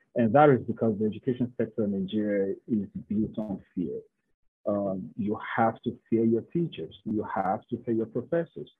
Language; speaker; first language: English; non-native, local second language; Yoruba